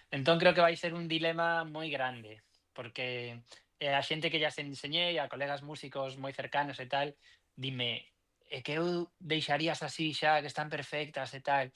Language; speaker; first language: Galician; non-native, local second language; Spanish